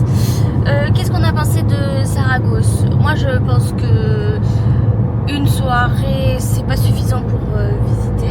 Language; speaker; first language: French; native; French